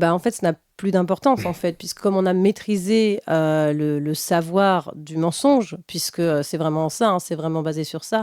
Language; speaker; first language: French; native; French